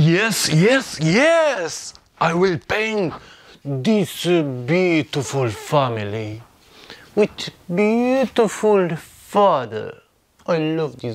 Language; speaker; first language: English; non-native, learner; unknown